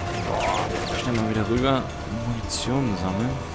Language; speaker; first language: German; native; German